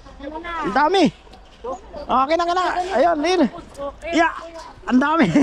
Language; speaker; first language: Filipino; native; Filipino